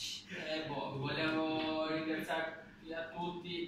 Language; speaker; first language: Italian; non-native, learner; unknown